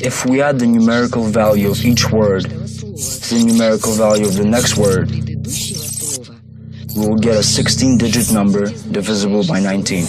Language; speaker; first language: English; non-native, fluent; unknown